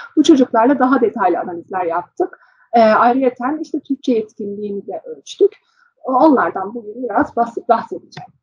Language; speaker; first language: Turkish; early bilingual, heritage; Turkish